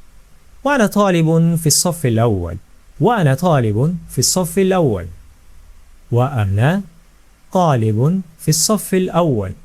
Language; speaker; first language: Arabic; non-native, fluent; Urdu